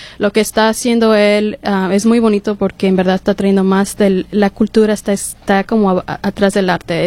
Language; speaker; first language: Spanish; early bilingual, heritage; English